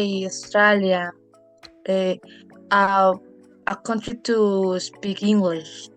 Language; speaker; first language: English; non-native, learner; Spanish